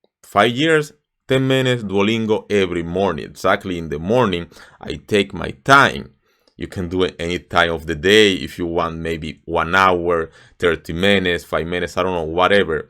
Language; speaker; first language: English; non-native, fluent; Spanish